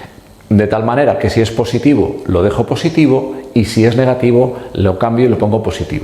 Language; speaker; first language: Spanish; native; Spanish